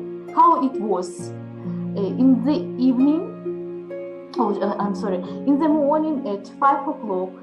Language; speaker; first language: English; non-native, learner; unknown